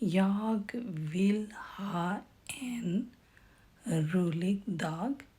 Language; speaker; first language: Swedish; non-native, fluent; Urdu